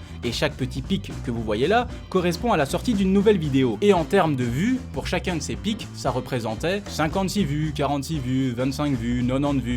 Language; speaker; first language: French; native; French